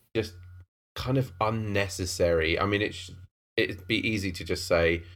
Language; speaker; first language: English; native; English